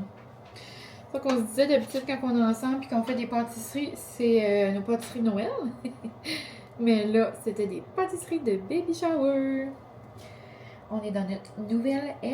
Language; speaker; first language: French; native; French